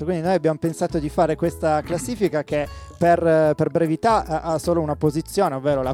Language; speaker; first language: Italian; native; Italian